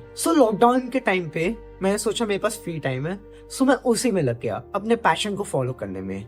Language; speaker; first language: Hindi; native; Hindi